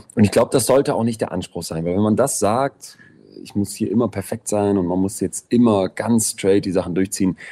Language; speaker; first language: German; native; German